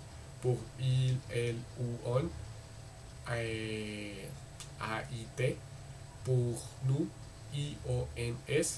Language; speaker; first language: French; non-native, learner; Spanish